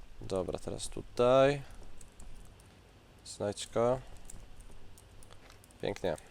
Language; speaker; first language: Polish; native; Polish